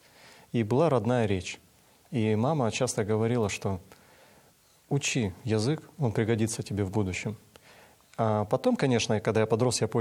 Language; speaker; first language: Russian; native; Russian